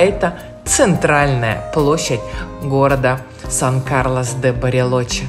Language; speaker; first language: Russian; native; Russian